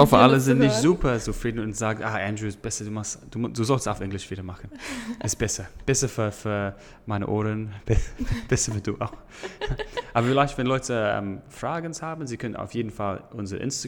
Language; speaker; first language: German; non-native, learner; English